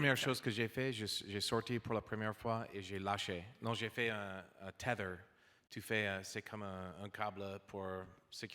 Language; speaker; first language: French; non-native, learner; English